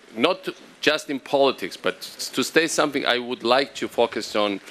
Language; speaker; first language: English; non-native, fluent; Georgian